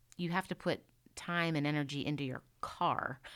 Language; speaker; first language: English; native; English